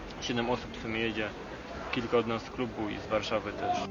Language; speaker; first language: Polish; native; Polish